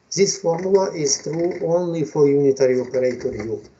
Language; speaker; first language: English; non-native, fluent; Ukrainian